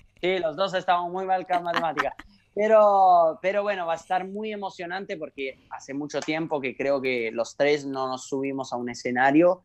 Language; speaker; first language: Spanish; non-native, fluent; Italian